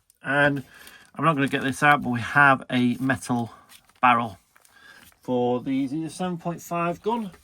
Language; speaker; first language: English; native; English